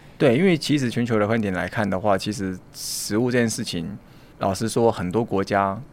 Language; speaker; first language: Chinese; native; Chinese